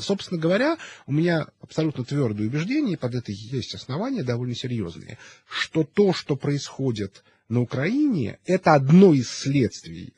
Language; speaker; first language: Russian; native; Russian